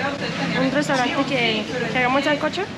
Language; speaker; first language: Spanish; native; Spanish